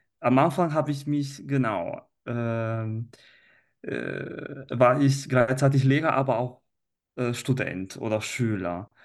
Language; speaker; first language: German; non-native, fluent; Italian